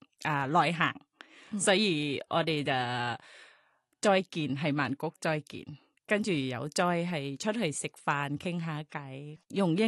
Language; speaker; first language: Cantonese; non-native, learner; Thai